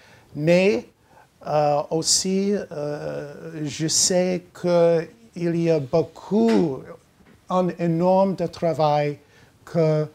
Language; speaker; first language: French; non-native, learner; English